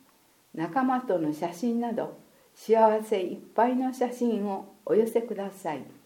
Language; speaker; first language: Japanese; native; Japanese